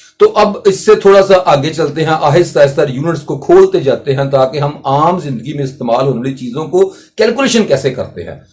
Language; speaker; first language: Urdu; non-native, local second language; Punjabi